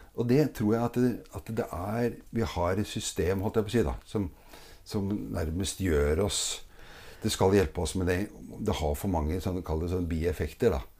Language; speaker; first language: Norwegian; native; Norwegian